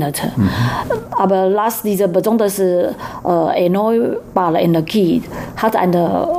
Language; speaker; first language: German; non-native, learner; Chinese